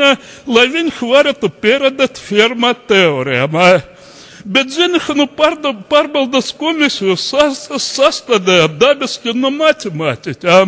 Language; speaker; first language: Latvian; non-native, local second language; Russian